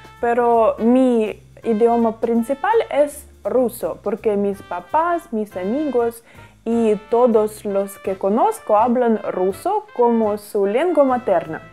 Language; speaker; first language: Spanish; non-native, fluent; Russian